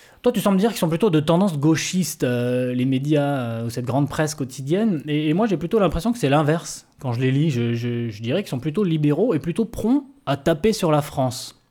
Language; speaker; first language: French; native; French